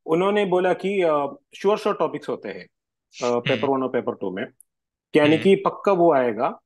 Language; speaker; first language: Hindi; non-native, local second language; Malayalam